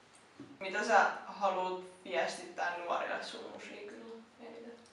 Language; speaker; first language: Finnish; native; Finnish